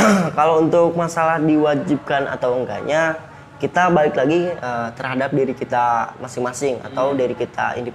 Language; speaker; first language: Indonesian; native; Indonesian